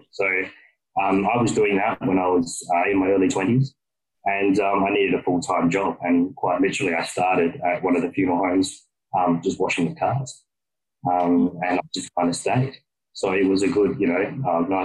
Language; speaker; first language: English; native; English